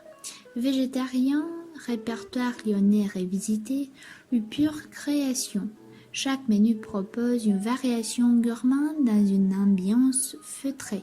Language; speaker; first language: French; non-native, learner; Romanian